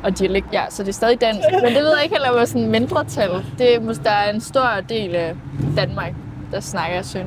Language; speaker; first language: Danish; native; Danish